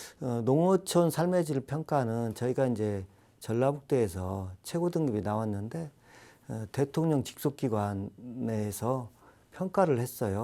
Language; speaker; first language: Korean; native; Korean